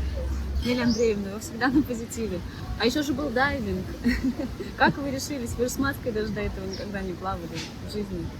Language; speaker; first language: Russian; native; Russian